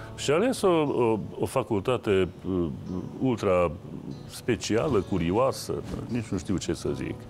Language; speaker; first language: Romanian; non-native, local second language; Hungarian